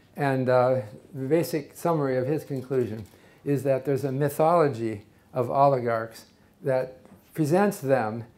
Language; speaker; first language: English; native; English